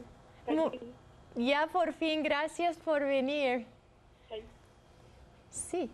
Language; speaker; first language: Spanish; non-native, fluent; English